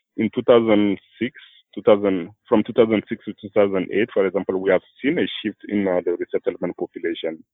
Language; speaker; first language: English; non-native, fluent; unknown